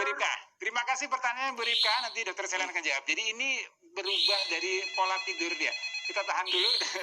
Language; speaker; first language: Indonesian; native; Indonesian